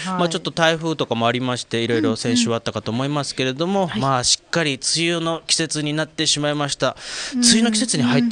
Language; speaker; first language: Japanese; native; Japanese